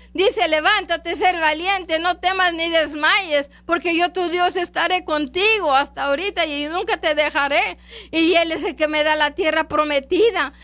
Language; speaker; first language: Spanish; non-native, local second language; English